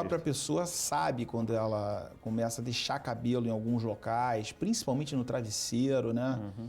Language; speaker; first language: Portuguese; native; Portuguese